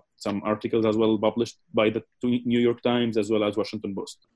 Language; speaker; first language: English; non-native, fluent; Arabic